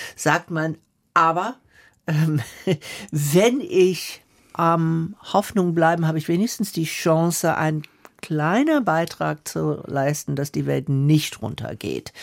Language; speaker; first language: German; non-native, fluent; English